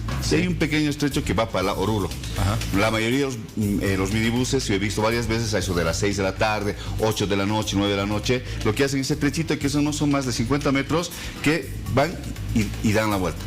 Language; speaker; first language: Spanish; native; Spanish